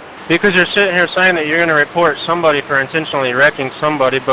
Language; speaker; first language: English; native; English